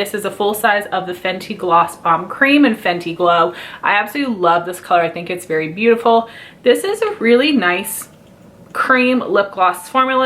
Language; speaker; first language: English; native; English